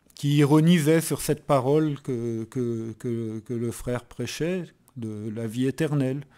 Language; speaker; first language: French; native; French